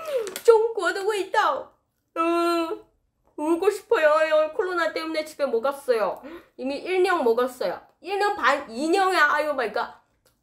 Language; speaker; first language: Korean; non-native, fluent; Chinese